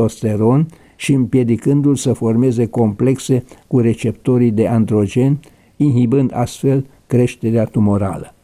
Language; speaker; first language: Romanian; native; Romanian